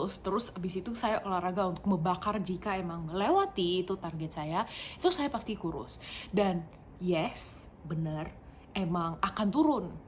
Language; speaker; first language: Indonesian; non-native, fluent; English